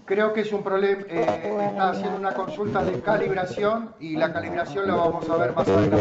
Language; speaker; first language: Spanish; native; Spanish